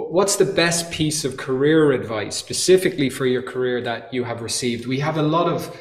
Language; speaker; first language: English; native; English